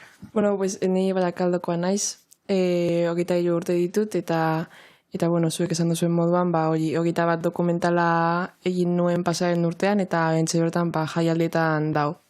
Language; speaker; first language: Basque; non-native, local second language; Spanish